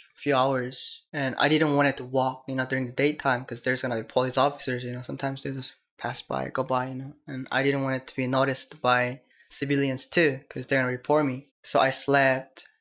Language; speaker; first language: English; non-native, learner; Korean